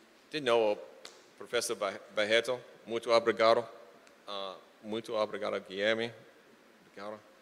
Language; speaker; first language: Portuguese; non-native, learner; English